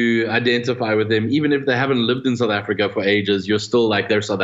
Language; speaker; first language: English; native; English